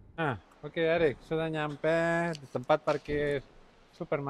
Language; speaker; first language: Indonesian; non-native, learner; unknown